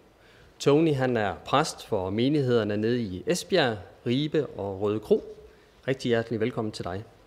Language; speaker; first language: Danish; native; Danish